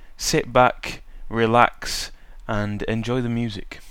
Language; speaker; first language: English; native; English